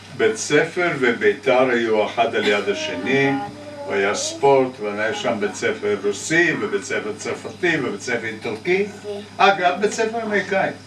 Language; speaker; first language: Hebrew; non-native, fluent; Russian